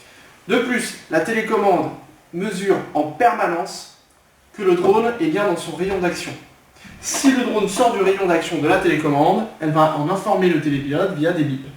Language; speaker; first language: French; native; French